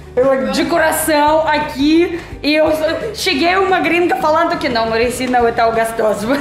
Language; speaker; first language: Portuguese; non-native, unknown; Russian